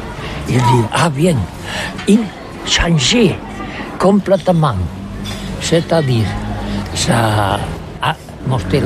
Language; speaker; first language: French; non-native, learner; Catalan